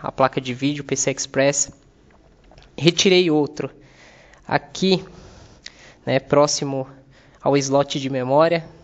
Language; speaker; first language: Portuguese; native; Portuguese